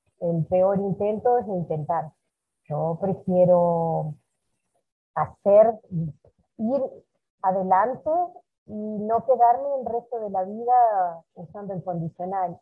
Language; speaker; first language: Spanish; native; Spanish